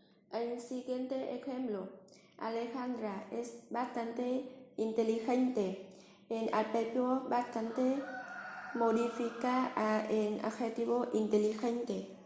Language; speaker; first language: Spanish; non-native, learner; Vietnamese